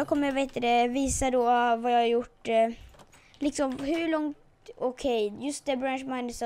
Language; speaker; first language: Swedish; native; Swedish